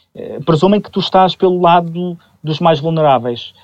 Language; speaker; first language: Portuguese; native; Portuguese